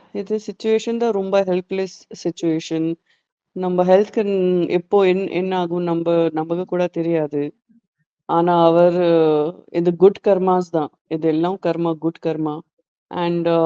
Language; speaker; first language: Tamil; non-native, learner; Gujarati